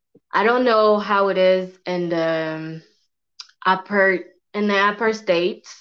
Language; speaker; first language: English; non-native, fluent; French